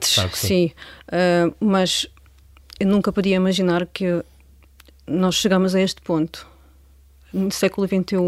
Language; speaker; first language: Portuguese; non-native, fluent; Ukrainian